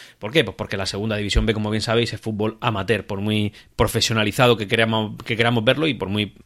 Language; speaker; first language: Spanish; native; Spanish